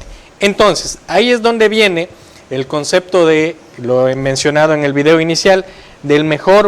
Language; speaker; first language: Spanish; native; Spanish